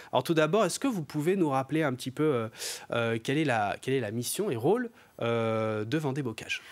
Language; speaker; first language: French; native; French